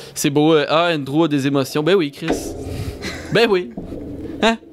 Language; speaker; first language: French; native; French